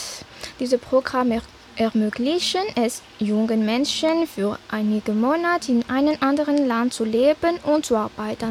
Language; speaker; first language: German; non-native, fluent; Malagasy